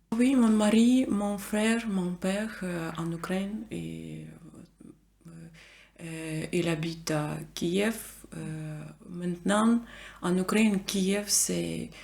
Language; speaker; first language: French; non-native, learner; Ukrainian